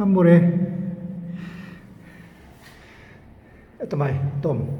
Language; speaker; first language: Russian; non-native, learner; Korean